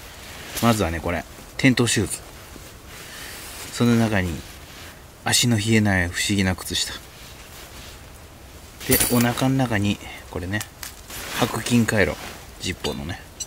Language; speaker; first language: Japanese; native; Japanese